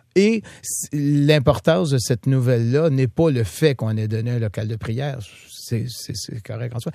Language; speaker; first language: French; native; French